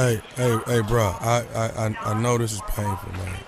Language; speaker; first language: English; native; English